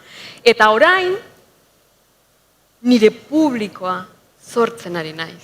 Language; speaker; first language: Basque; non-native, fluent; Spanish